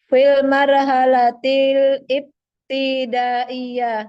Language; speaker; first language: Arabic; non-native, learner; Indonesian